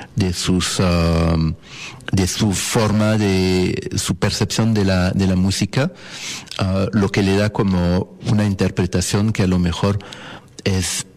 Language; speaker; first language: Spanish; non-native, fluent; French